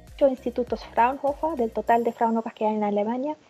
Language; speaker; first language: Spanish; early bilingual, heritage; German